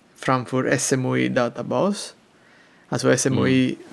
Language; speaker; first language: Swedish; non-native, fluent; Italian